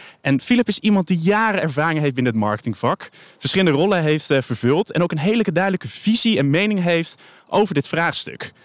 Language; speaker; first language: Dutch; native; Dutch